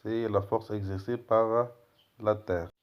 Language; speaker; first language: French; non-native, local second language; Arabic